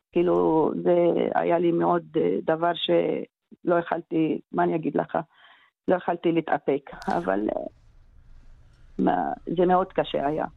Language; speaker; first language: Hebrew; non-native, local second language; Arabic